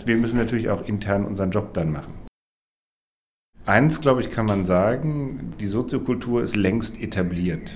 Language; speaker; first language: German; native; German